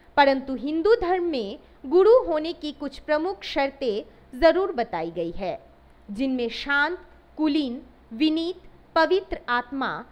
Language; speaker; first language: Hindi; non-native, local second language; Assamese